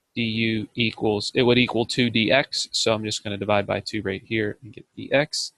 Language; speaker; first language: English; native; English